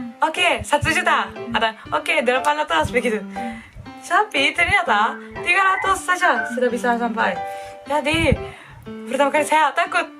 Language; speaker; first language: Indonesian; non-native, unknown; Japanese